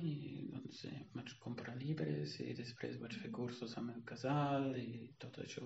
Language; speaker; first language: Catalan; non-native, fluent; German